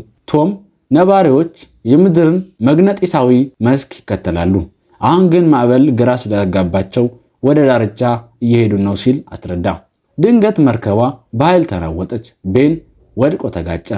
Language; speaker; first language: Amharic; native; Amharic